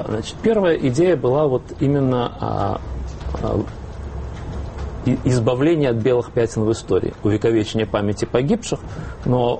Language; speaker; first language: Russian; native; Russian